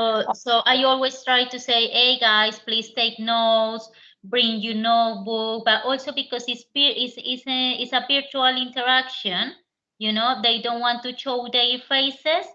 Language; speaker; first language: English; non-native, learner; Spanish